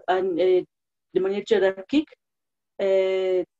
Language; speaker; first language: French; non-native, learner; Spanish